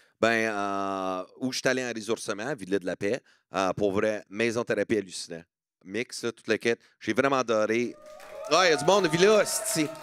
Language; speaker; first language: French; non-native, local second language; English